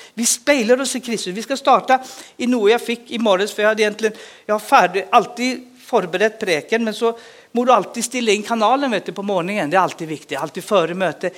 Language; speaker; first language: Swedish; native; Swedish